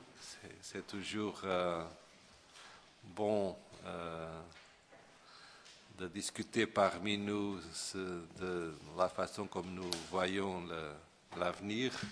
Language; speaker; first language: French; non-native, fluent; Portuguese